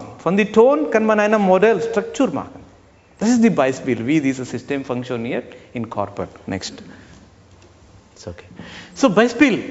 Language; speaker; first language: German; non-native, learner; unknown